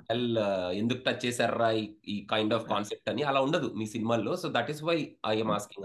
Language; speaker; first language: Telugu; native; Telugu